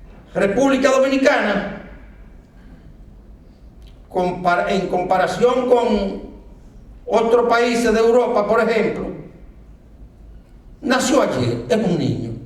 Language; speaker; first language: Spanish; native; Spanish